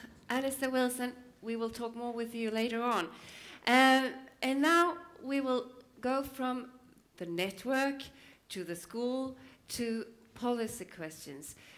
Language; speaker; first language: English; non-native, fluent; Swedish